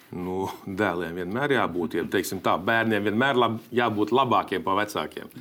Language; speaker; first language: Latvian; native; Latvian